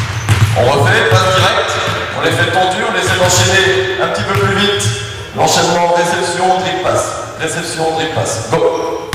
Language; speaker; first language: French; native; French